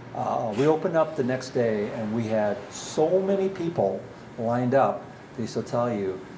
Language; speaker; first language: English; early bilingual, other home language; Dutch